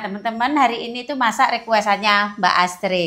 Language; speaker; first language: Indonesian; non-native, local second language; Javanese